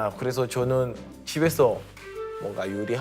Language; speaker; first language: Korean; non-native, learner; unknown